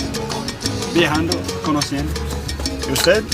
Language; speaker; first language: Spanish; non-native, learner; English